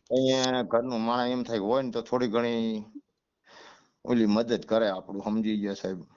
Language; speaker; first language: Gujarati; native; Gujarati